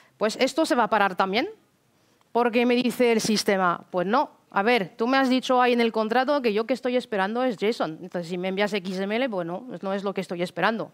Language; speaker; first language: Spanish; non-native, fluent; French